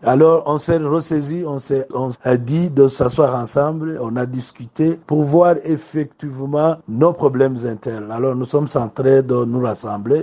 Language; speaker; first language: French; non-native, local second language; Rundi